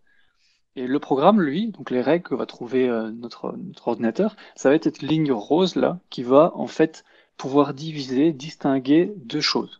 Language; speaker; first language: French; native; French